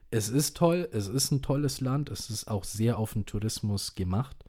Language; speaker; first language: German; early bilingual, other home language; Indonesian